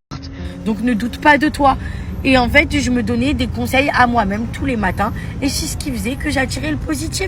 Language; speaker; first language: French; native; French